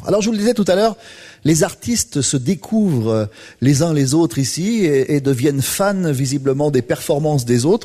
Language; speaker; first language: French; native; French